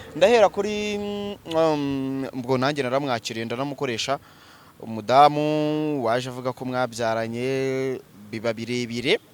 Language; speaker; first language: Kinyarwanda; native; Kinyarwanda